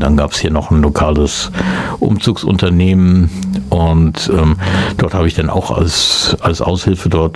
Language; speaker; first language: German; native; German